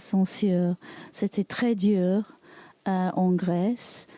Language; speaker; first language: French; non-native, learner; English